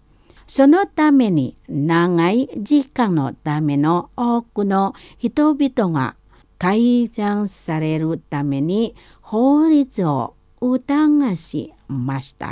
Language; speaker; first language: Japanese; non-native, learner; Indonesian